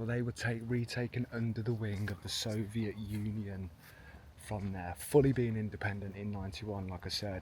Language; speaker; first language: English; native; English